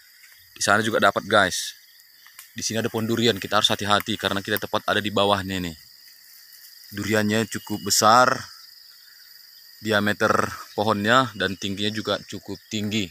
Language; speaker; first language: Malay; non-native, local second language; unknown